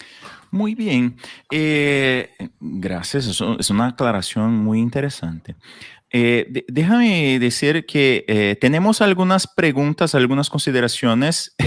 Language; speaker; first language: Spanish; non-native, fluent; Portuguese